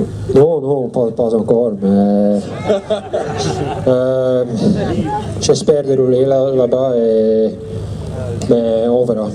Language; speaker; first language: French; non-native, learner; Dutch